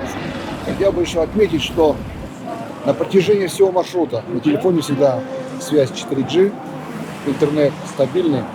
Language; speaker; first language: Russian; native; Russian